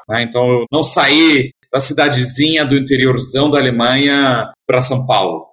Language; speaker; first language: Portuguese; non-native, fluent; German